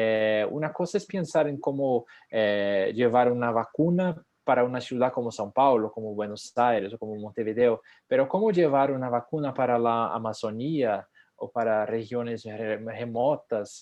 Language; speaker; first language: Spanish; non-native, fluent; Portuguese